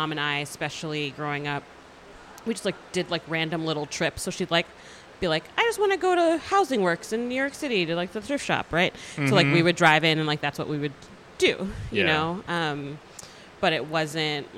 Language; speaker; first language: English; native; English